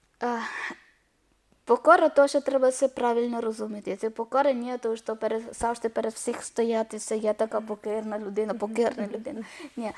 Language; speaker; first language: Ukrainian; non-native, learner; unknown